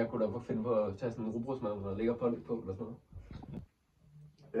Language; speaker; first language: Danish; native; Danish